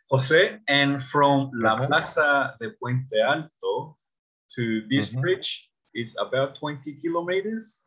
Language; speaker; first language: English; non-native, learner; Spanish